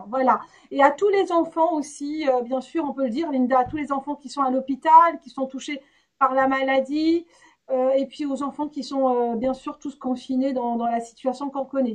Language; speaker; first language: French; native; French